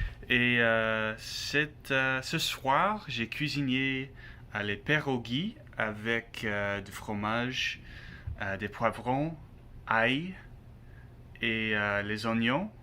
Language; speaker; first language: French; non-native, learner; English